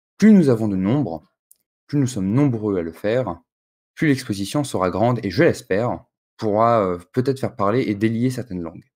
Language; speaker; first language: French; native; French